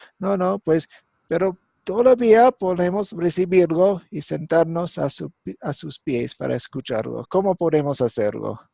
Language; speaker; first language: Spanish; non-native, fluent; English